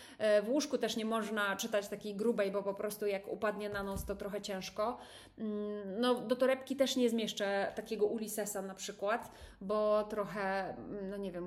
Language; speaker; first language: Polish; native; Polish